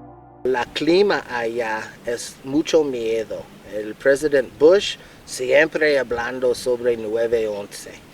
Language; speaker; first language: Spanish; non-native, learner; English